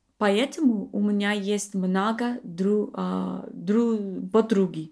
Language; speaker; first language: Russian; non-native, learner; English